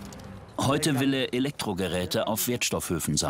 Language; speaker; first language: German; native; German